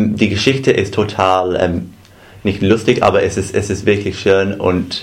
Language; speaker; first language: German; non-native, fluent; English